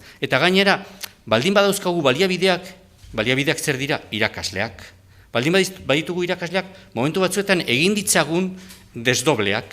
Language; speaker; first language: Basque; native; Basque